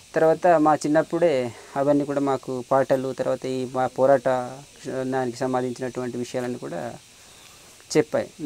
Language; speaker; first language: Telugu; native; Telugu